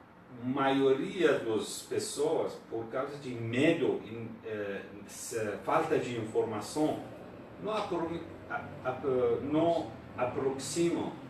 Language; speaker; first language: Portuguese; non-native, learner; Persian